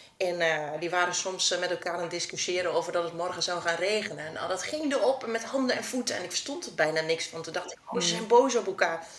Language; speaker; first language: Dutch; native; Dutch